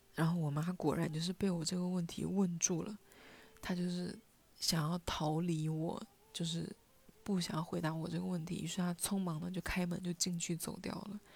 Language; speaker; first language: Chinese; non-native, local second language; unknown